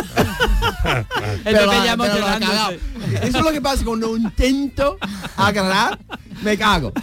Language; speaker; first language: Spanish; non-native, fluent; English